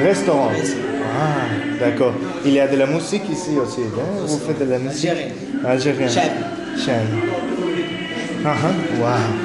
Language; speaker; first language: French; non-native, learner; Spanish